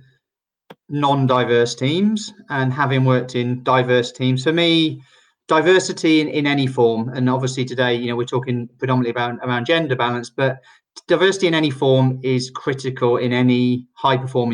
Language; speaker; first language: English; native; English